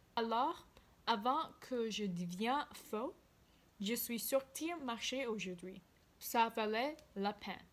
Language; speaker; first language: French; non-native, learner; English